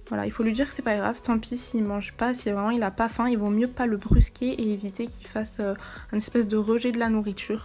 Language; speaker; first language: French; native; French